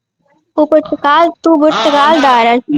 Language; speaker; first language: Persian; non-native, learner; Urdu